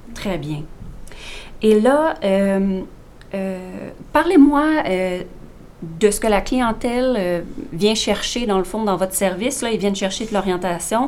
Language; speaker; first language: French; native; French